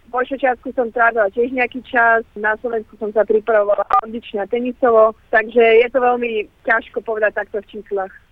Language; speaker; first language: Slovak; early bilingual, heritage; Slovak